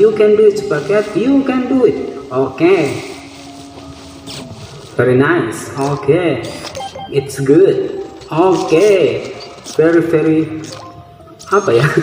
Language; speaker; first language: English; non-native, learner; Indonesian